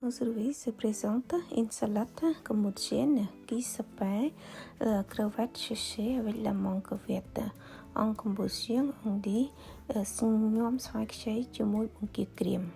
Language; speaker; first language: French; non-native, fluent; Khmer